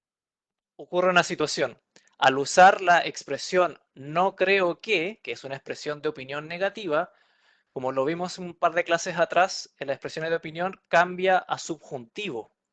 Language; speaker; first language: Spanish; non-native, fluent; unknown